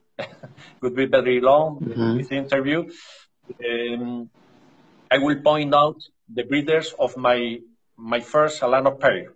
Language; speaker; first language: English; non-native, learner; Spanish